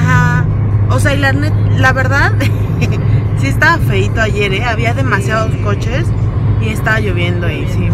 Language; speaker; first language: Spanish; native; Spanish